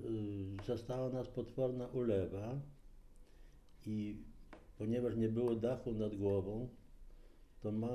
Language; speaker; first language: Polish; native; Polish